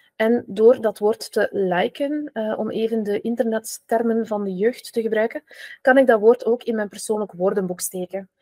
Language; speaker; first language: Dutch; native; Dutch